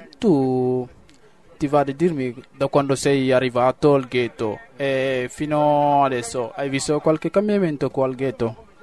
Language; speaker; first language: Italian; non-native, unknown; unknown